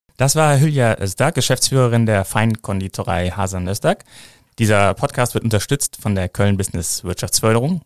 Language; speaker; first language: German; native; German